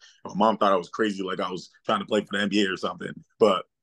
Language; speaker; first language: English; early bilingual, other home language; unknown